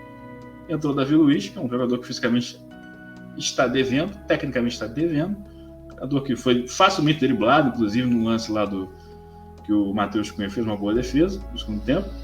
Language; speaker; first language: Portuguese; native; Portuguese